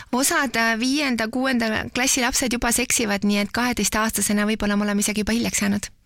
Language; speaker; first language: Estonian; native; Estonian